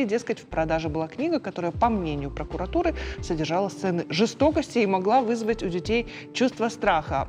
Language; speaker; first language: Russian; native; Russian